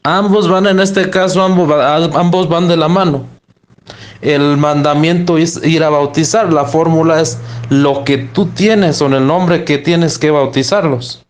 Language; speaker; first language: Spanish; native; Spanish